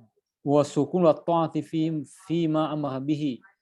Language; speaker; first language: Arabic; non-native, fluent; Indonesian